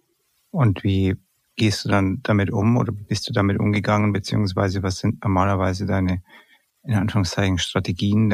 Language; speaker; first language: German; native; German